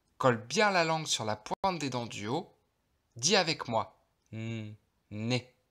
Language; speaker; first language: French; non-native, local second language; Arabic